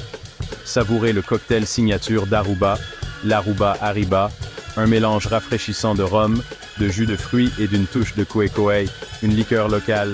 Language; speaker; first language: French; native; French